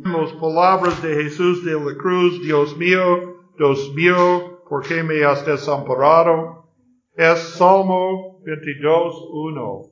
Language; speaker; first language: Spanish; non-native, learner; English